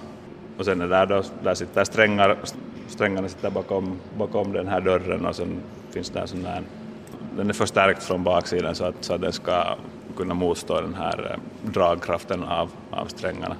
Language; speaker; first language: Swedish; native; Swedish